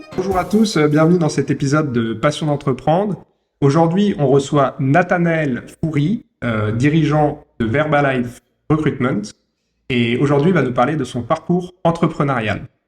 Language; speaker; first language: French; native; French